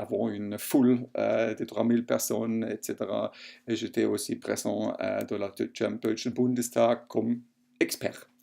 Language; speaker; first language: French; non-native, fluent; German